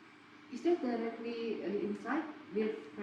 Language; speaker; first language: English; non-native, learner; Indonesian